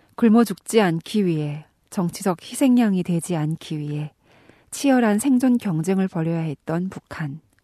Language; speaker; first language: Korean; native; Korean